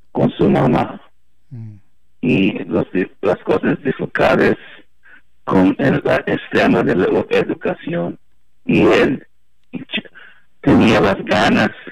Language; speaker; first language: Spanish; early bilingual, heritage; Spanish